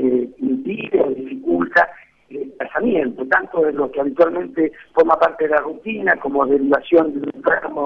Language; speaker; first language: Spanish; native; Spanish